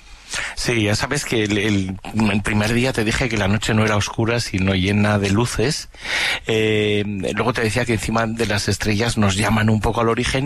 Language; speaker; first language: Spanish; native; Spanish